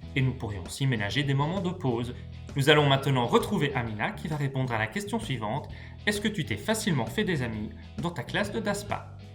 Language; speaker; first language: French; native; French